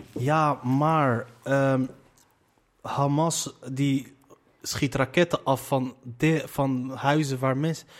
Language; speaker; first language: Dutch; early bilingual, other home language; Arabic